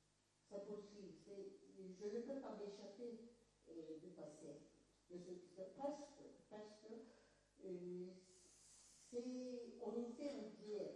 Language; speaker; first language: French; non-native, fluent; Turkish